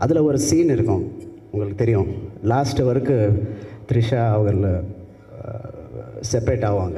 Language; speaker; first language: Tamil; non-native, local second language; Telugu